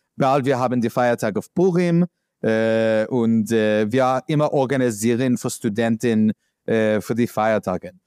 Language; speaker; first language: German; non-native, learner; English